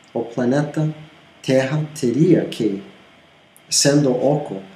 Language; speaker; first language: Portuguese; non-native, fluent; English